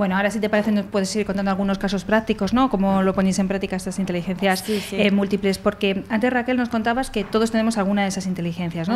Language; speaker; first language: Spanish; native; Spanish